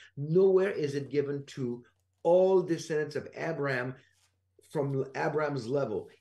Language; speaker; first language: English; non-native, fluent; French